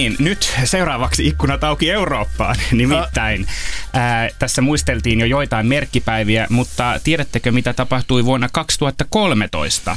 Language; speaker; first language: Finnish; native; Finnish